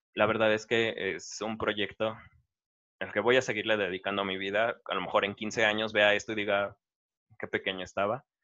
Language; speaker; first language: Spanish; native; Spanish